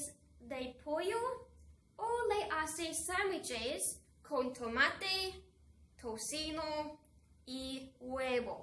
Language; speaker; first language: Spanish; non-native, fluent; English